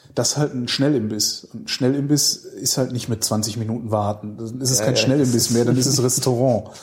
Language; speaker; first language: German; native; German